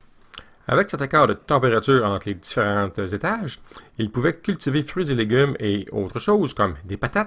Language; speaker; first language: French; native; French